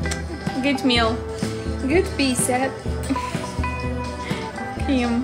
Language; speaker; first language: English; non-native, learner; Ukrainian